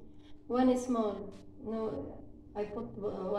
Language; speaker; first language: English; non-native, local second language; Filipino